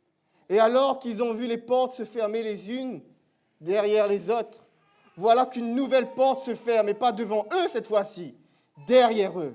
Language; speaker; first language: French; native; French